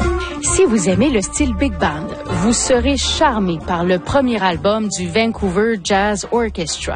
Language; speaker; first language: French; native; French